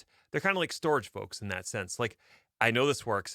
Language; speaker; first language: English; native; English